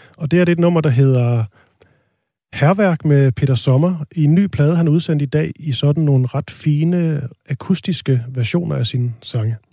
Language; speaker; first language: Danish; native; Danish